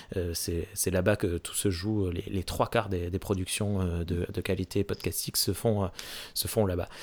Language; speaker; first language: French; native; French